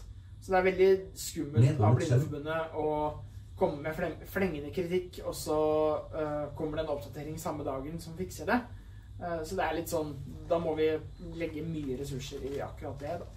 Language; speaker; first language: Norwegian; native; Norwegian